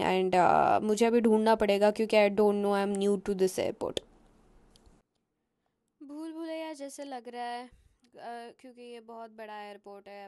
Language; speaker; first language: Hindi; non-native, local second language; Marathi